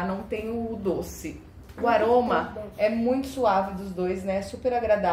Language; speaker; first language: Portuguese; native; Portuguese